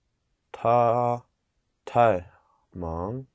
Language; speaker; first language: Chinese; non-native, learner; English